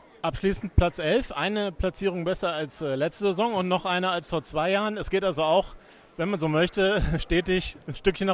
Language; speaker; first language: German; native; German